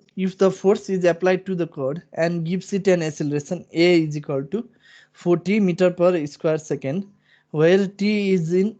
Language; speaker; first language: English; non-native, local second language; Nepali